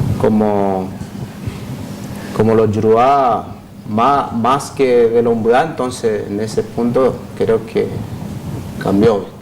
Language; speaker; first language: Spanish; non-native, local second language; Guarani